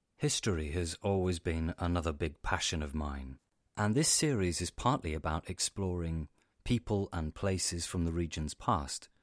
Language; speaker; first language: English; native; English